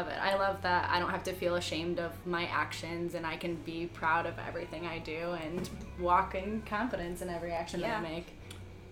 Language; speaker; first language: English; native; English